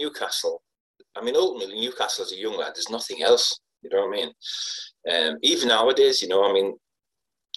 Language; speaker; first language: English; native; English